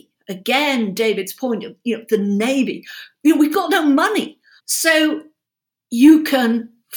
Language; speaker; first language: English; native; English